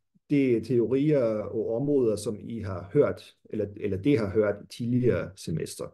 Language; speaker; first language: Danish; non-native, fluent; German